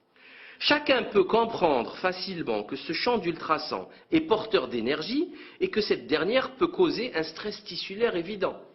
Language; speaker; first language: French; native; French